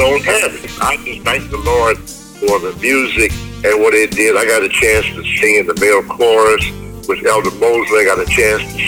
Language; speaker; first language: English; native; English